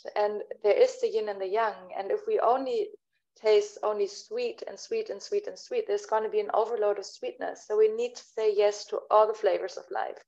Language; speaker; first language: English; non-native, fluent; German